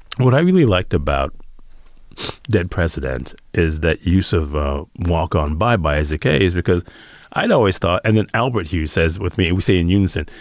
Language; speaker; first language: English; native; English